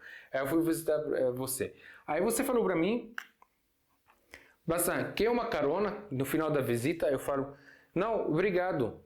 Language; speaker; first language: Portuguese; non-native, fluent; Arabic